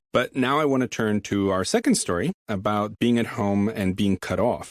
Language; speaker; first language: English; native; English